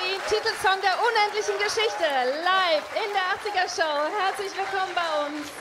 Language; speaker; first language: German; native; German